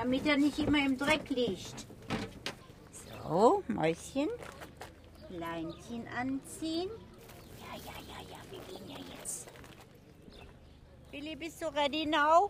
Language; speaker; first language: German; native; German